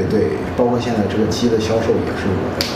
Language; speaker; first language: Chinese; native; Chinese